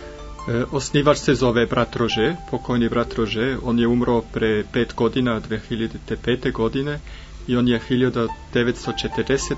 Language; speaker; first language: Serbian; non-native, fluent; German